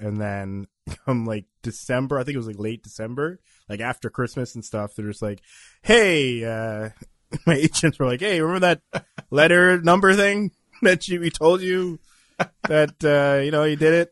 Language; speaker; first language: English; native; English